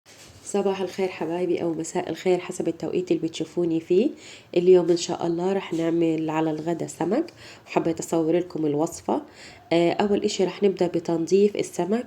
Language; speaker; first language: Arabic; native; Arabic